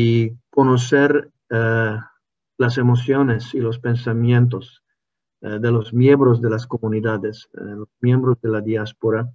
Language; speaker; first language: Spanish; non-native, fluent; Hungarian